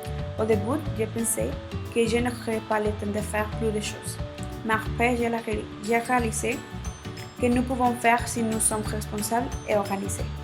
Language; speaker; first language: French; non-native, learner; Spanish